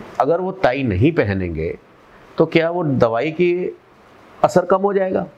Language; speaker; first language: Hindi; non-native, local second language; Punjabi